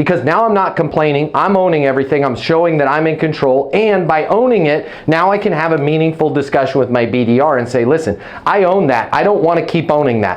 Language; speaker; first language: English; native; English